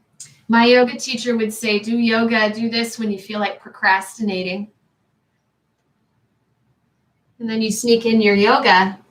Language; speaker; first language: English; native; English